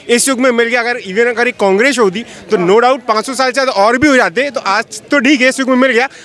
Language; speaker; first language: Hindi; native; Hindi